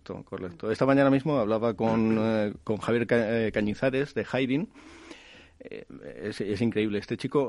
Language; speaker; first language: Spanish; native; Spanish